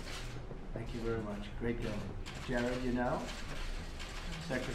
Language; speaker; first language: English; native; English